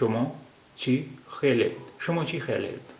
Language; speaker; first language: Persian; non-native, fluent; Urdu